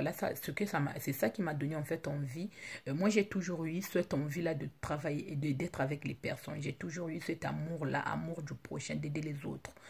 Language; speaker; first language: French; non-native, local second language; Lingala